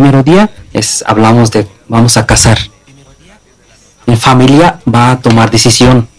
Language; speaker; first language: Spanish; non-native, learner; Bangla